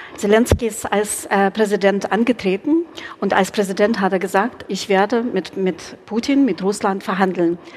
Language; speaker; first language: German; non-native, fluent; Ukrainian